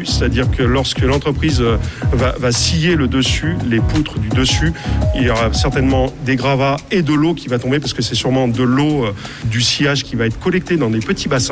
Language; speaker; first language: French; native; French